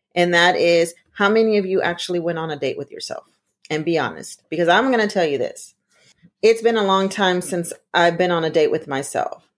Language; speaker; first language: English; early bilingual, other home language; Spanish